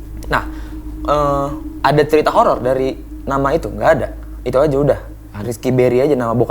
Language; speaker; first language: Indonesian; native; Indonesian